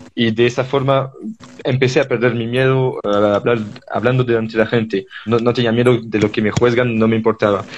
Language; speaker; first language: Spanish; non-native, fluent; French